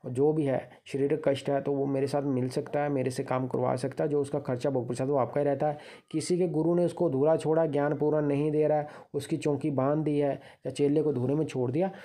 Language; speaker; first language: Hindi; native; Hindi